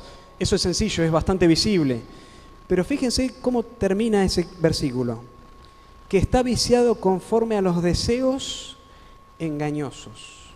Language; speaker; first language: Spanish; native; Spanish